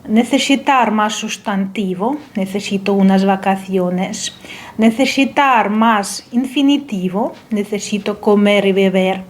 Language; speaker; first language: Spanish; non-native, fluent; Ukrainian